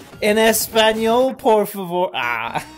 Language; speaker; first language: Spanish; non-native, learner; English